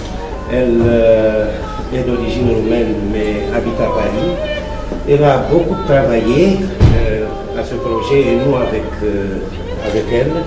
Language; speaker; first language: French; non-native, fluent; Romanian